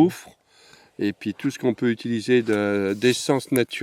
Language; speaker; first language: French; native; French